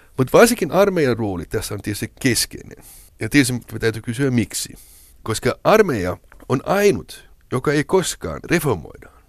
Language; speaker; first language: Finnish; non-native, local second language; Swedish